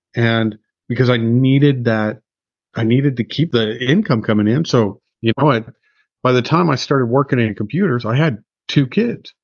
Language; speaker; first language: English; native; English